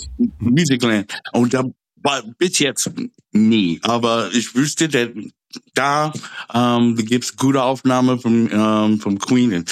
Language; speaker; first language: German; non-native, fluent; English